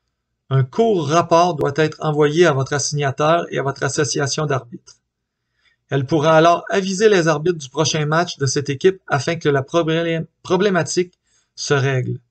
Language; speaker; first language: French; native; French